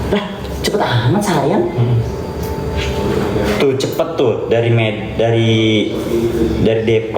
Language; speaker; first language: Indonesian; native; Indonesian